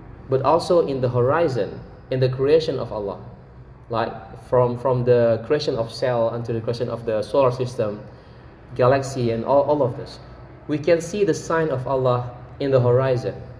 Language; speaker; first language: English; non-native, fluent; Achinese